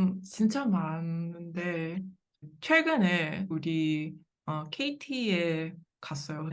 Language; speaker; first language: Korean; non-native, learner; English